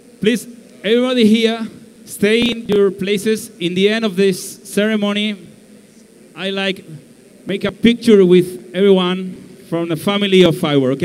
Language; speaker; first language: English; non-native, learner; Portuguese